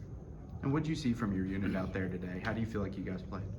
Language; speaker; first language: English; native; English